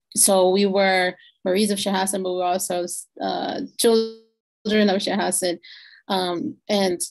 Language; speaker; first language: English; native; English